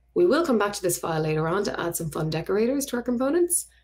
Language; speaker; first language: English; native; English